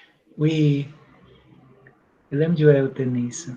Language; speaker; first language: French; non-native, learner; Spanish